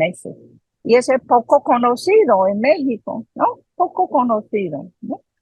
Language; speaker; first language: Spanish; non-native, fluent; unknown